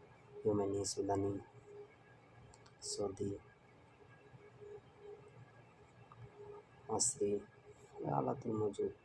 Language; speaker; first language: Arabic; non-native, learner; Bangla